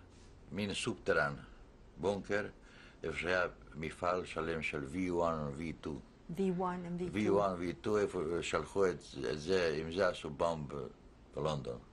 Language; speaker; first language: Hebrew; non-native, fluent; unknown